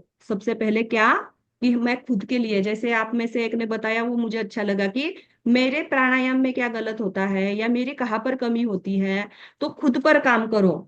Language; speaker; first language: Hindi; native; Hindi